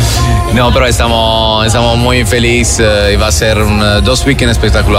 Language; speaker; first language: Spanish; non-native, learner; Italian